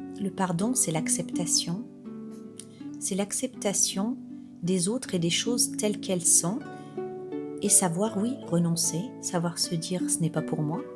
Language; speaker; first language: French; native; French